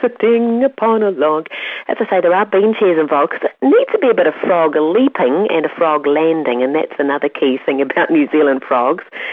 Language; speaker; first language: English; native; English